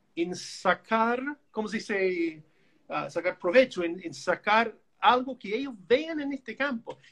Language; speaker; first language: Spanish; non-native, fluent; English